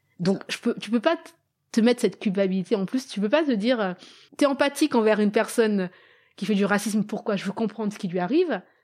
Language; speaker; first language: French; native; French